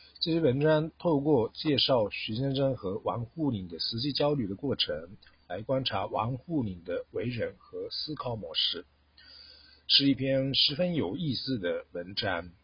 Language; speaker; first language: Chinese; non-native, fluent; Japanese